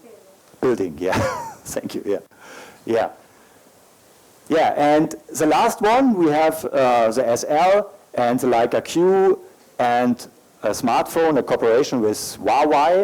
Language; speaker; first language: English; non-native, learner; German